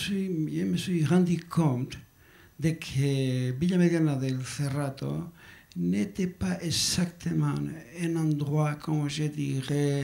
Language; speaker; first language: French; non-native, learner; Basque